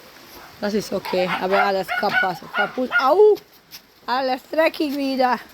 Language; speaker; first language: German; non-native, learner; Hungarian